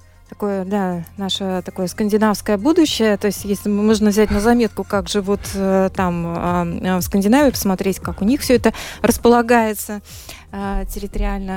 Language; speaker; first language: Russian; native; Russian